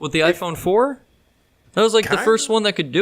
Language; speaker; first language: English; native; English